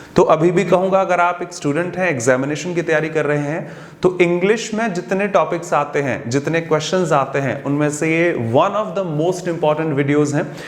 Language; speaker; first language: Hindi; native; Hindi